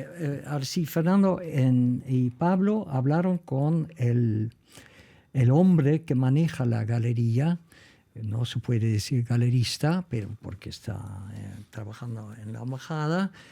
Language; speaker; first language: Spanish; non-native, fluent; Dutch